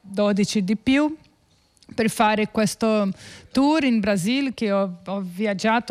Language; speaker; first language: Italian; non-native, fluent; Portuguese